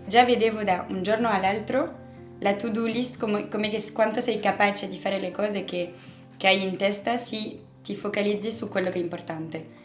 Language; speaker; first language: Italian; non-native, fluent; French